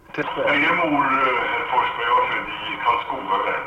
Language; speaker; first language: Swedish; non-native, fluent; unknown